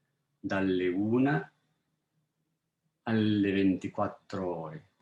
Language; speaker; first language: Italian; non-native, fluent; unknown